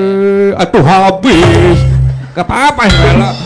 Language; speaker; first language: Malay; non-native, local second language; Sundanese